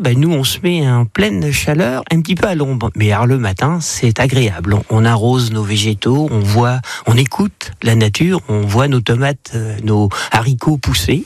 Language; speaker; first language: French; native; French